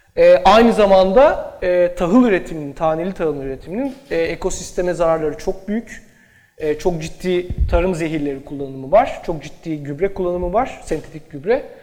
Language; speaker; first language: Turkish; native; Turkish